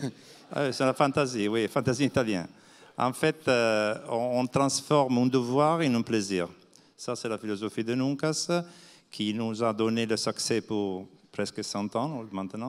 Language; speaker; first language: French; non-native, fluent; Italian